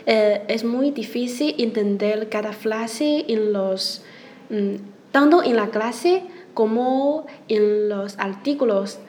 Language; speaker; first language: Spanish; non-native, learner; Chinese